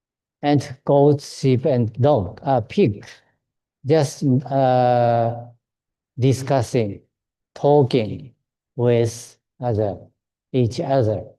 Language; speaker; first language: English; non-native, fluent; Japanese